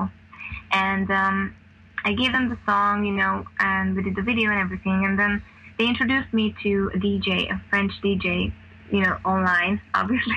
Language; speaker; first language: English; non-native, fluent; Hungarian